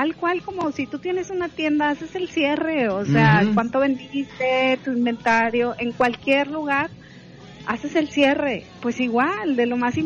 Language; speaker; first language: Spanish; native; Spanish